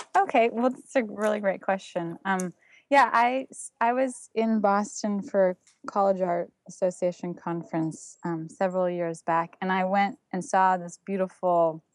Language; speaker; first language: English; non-native, fluent; German